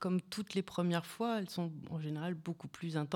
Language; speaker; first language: French; native; French